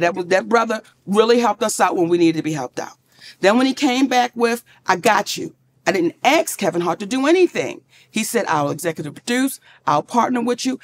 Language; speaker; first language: English; native; English